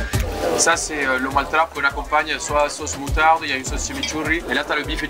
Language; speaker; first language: French; non-native, fluent; Spanish